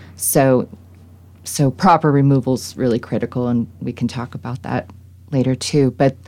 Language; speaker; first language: English; native; English